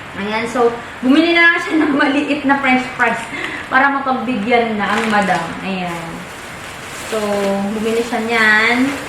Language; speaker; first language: Filipino; non-native, local second language; Iloko